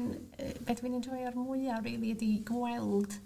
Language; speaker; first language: Welsh; non-native, local second language; English